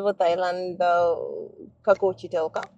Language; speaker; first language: Macedonian; non-native, learner; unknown